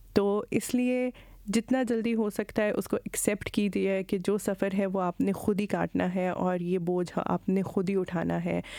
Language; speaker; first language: Urdu; non-native, local second language; Punjabi